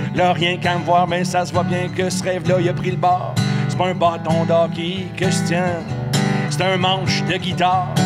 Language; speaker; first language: French; native; French